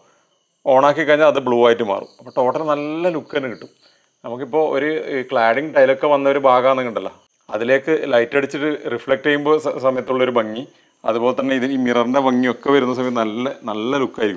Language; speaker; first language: Malayalam; native; Malayalam